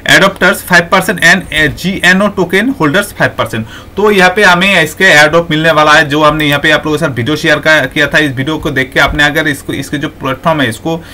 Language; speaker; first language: Hindi; native; Hindi